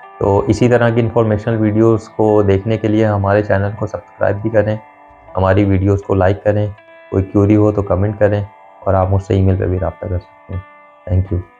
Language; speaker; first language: Urdu; non-native, local second language; Punjabi